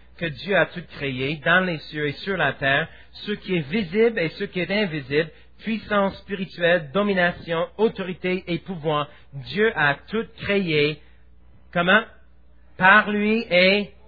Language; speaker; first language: French; native; French